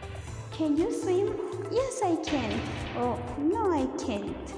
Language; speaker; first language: English; non-native, fluent; Spanish